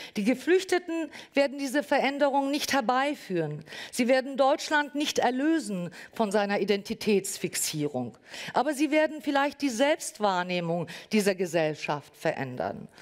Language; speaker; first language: German; native; German